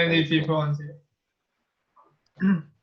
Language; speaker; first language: English; non-native, fluent; Chinese